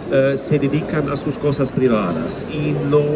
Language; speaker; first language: Spanish; non-native, fluent; German